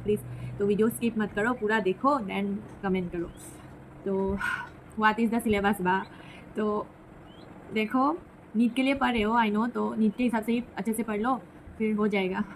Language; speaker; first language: Hindi; non-native, local second language; Assamese